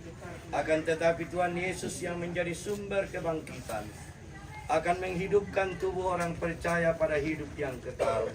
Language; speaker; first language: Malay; non-native, local second language; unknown